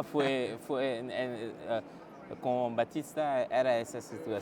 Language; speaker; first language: Spanish; non-native, learner; French